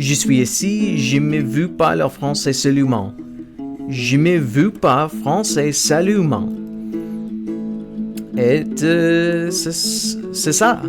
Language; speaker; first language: French; non-native, learner; English